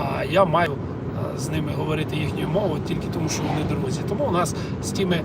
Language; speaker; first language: Ukrainian; non-native, local second language; Russian